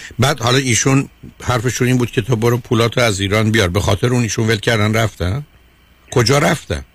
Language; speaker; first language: Persian; native; Persian